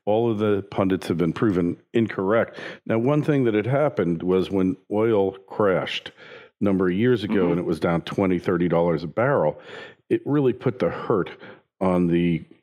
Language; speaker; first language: English; native; English